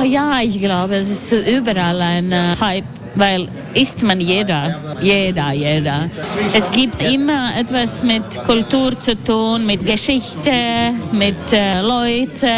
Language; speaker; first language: German; non-native, learner; Latvian